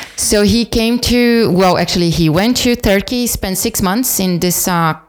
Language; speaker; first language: English; non-native, fluent; Portuguese